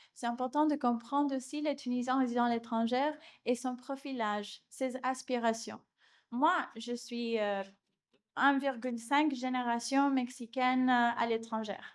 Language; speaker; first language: French; non-native, fluent; Spanish